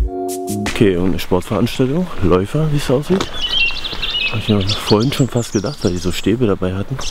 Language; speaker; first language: German; native; German